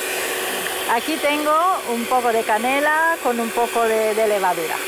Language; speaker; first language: Spanish; non-native, fluent; Romanian